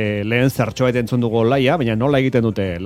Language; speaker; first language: Basque; native; Basque